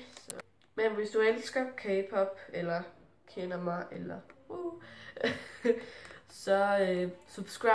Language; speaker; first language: Danish; early bilingual, heritage; Danish